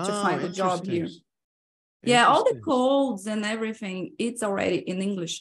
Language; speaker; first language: English; non-native, fluent; Portuguese